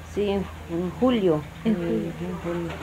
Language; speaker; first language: Spanish; non-native, local second language; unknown